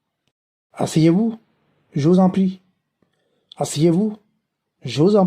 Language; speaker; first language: French; non-native, fluent; Tamil